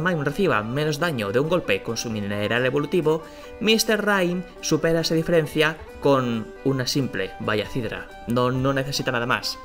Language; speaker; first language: Spanish; native; Spanish